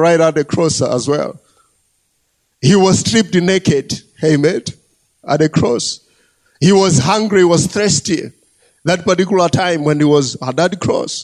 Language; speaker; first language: English; non-native, local second language; Nyanja